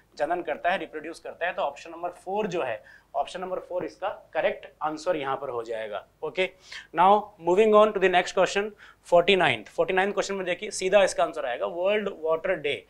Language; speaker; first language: Hindi; native; Hindi